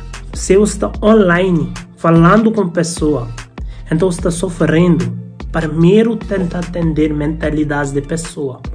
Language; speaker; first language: Portuguese; non-native, learner; Hindi